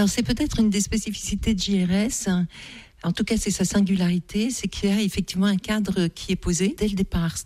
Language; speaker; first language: French; native; French